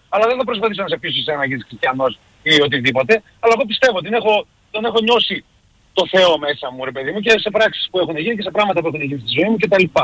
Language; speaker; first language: Greek; native; Greek